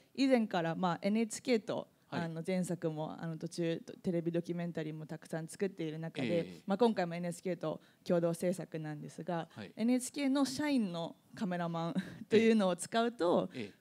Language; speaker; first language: Japanese; native; Japanese